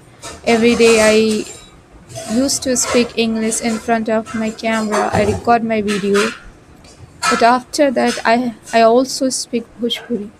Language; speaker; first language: English; non-native, learner; Bhojpuri